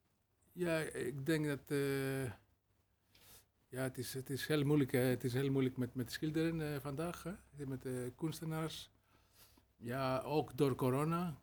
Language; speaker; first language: Dutch; non-native, learner; Greek